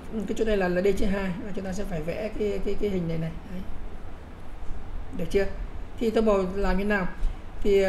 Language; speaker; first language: Vietnamese; native; Vietnamese